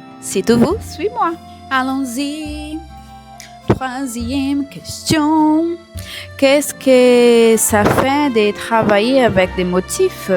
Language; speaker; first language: French; non-native, learner; Portuguese